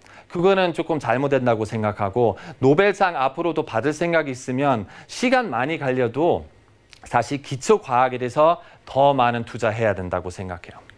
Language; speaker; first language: Korean; non-native, fluent; German